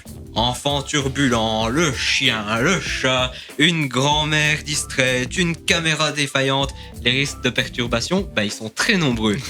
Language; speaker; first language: French; native; French